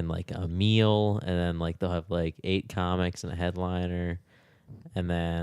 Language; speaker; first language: English; native; English